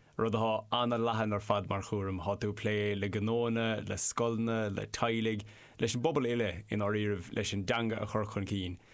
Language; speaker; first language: Irish; non-native, local second language; English